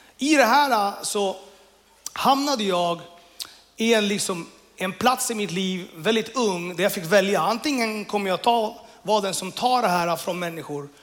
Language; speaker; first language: Swedish; early bilingual, other home language; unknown